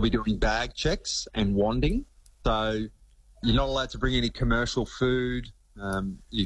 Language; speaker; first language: English; native; English